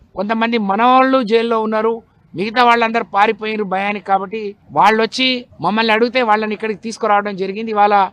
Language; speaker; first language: Telugu; non-native, local second language; Lambadi